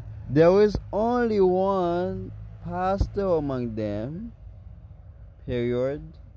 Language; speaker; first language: English; non-native, fluent; Haitian Creole